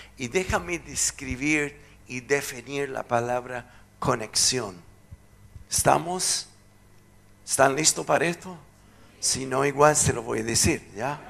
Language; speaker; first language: Spanish; non-native, fluent; English